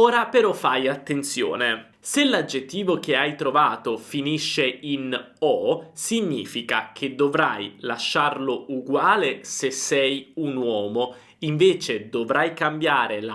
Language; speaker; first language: Italian; native; Italian